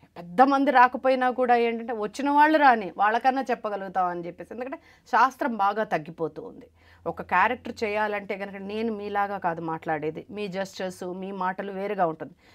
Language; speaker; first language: Telugu; non-native, local second language; Malayalam